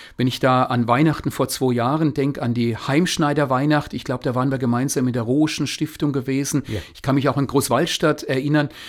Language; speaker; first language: German; native; German